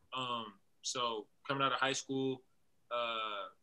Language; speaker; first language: English; native; English